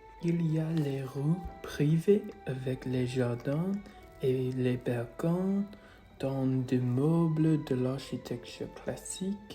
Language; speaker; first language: French; non-native, learner; English